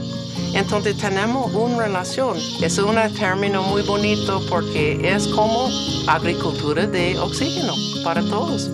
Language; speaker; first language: Spanish; non-native, learner; English